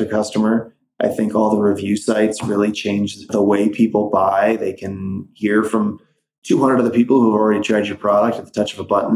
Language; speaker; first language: English; native; English